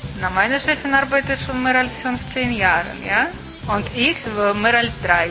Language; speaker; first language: German; non-native, fluent; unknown